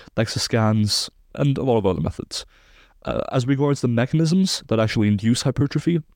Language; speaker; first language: English; non-native, fluent; German